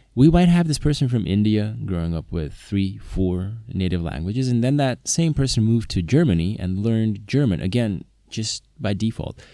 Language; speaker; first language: English; non-native, fluent; Slovak